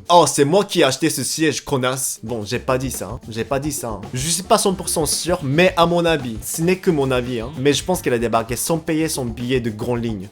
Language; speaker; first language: French; non-native, fluent; Japanese